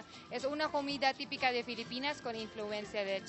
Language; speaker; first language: Spanish; non-native, fluent; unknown